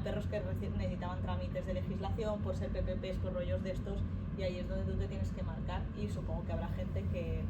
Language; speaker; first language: Spanish; native; Spanish